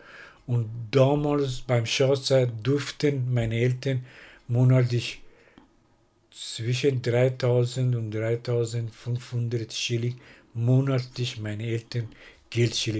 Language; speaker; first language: German; non-native, learner; Persian